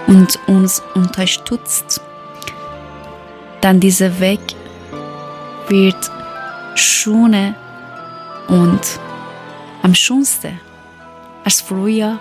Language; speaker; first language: German; non-native, learner; Persian